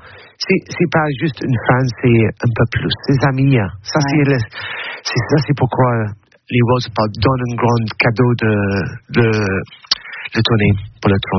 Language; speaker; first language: French; non-native, learner; English